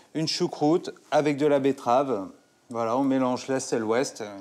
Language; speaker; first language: French; native; French